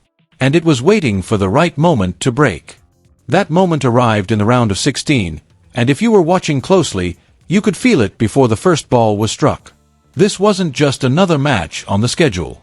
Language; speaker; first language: English; native; English